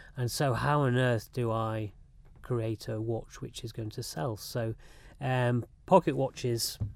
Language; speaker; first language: English; native; English